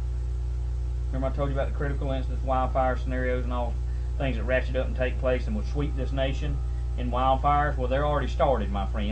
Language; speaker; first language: English; native; English